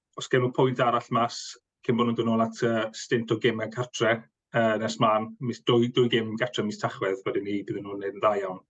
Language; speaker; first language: Welsh; native; Welsh